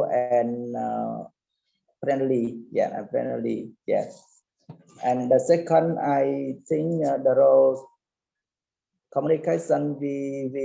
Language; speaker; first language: English; non-native, learner; Khmer